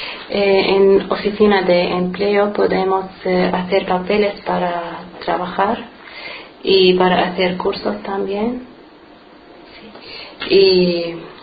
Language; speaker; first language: Spanish; non-native, learner; Arabic